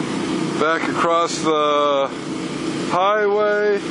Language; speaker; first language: English; native; English